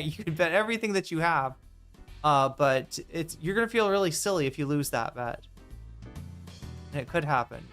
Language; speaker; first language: English; native; English